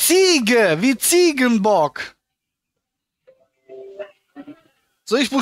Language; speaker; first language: German; native; German